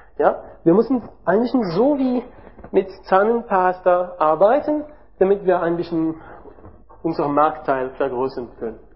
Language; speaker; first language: German; non-native, learner; French